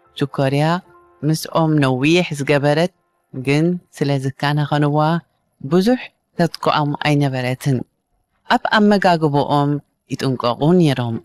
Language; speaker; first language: Tigrinya; native; Tigrinya